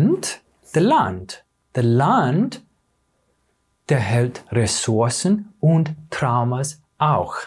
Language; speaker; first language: German; non-native, fluent; English